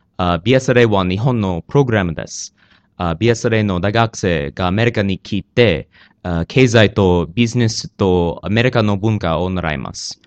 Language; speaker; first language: Japanese; non-native, learner; English